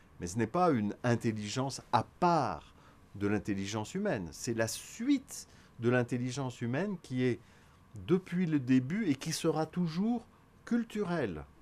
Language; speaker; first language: French; native; French